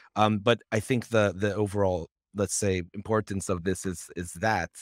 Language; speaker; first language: English; native; English